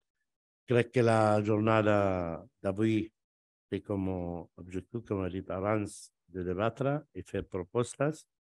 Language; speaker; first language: Catalan; non-native, fluent; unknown